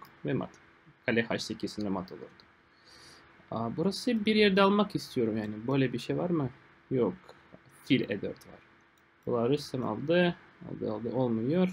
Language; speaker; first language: Turkish; non-native, fluent; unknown